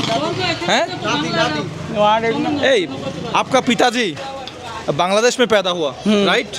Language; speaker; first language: Hindi; non-native, learner; Bangla